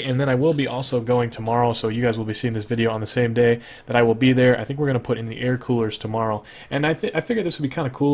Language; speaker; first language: English; native; English